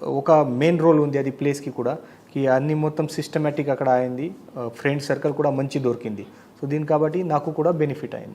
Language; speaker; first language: Telugu; non-native, learner; Marathi